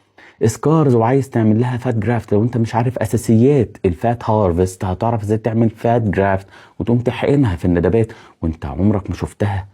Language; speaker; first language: Arabic; native; Arabic